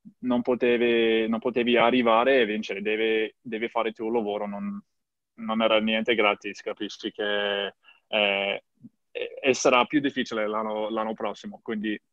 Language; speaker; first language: Italian; non-native, learner; English